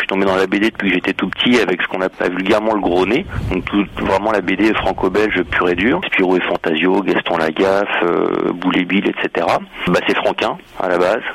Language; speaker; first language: French; native; French